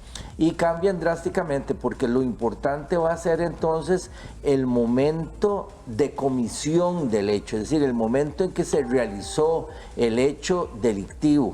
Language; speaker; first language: Spanish; native; Spanish